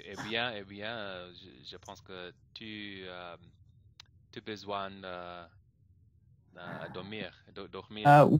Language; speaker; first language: French; non-native, learner; English